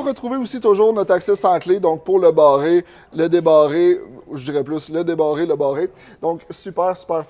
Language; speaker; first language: French; native; French